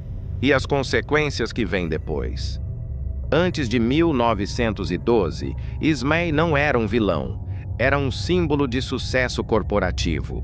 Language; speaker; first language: Portuguese; native; Portuguese